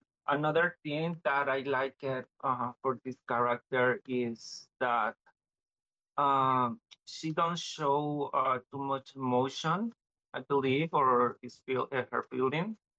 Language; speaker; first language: English; non-native, learner; Spanish